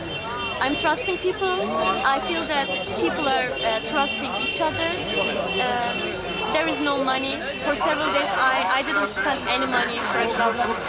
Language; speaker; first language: English; non-native, learner; Turkish